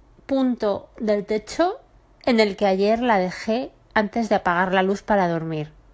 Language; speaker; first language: Spanish; native; Spanish